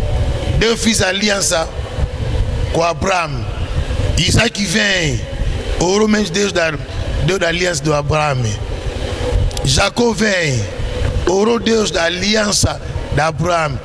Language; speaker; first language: Portuguese; non-native, learner; Lingala